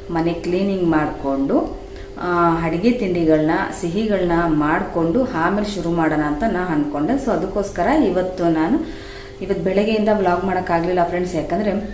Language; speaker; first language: Kannada; native; Kannada